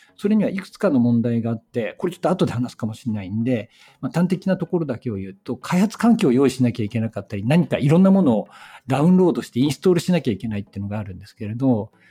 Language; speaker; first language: Japanese; native; Japanese